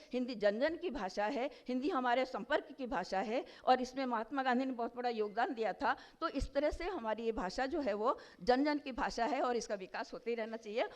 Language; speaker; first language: Hindi; non-native, local second language; Odia